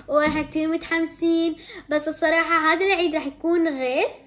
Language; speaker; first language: Arabic; native; Arabic